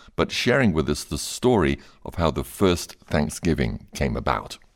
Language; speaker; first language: English; native; English